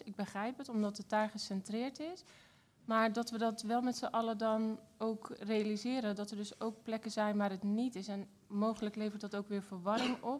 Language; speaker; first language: Dutch; native; Dutch